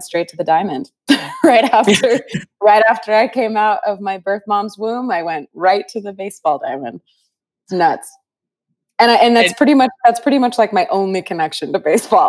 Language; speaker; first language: English; native; English